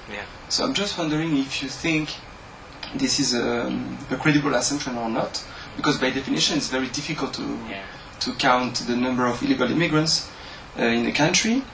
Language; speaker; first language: English; non-native, fluent; French